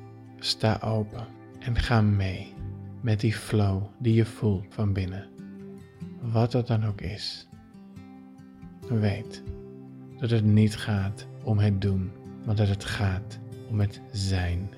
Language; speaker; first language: Dutch; native; Dutch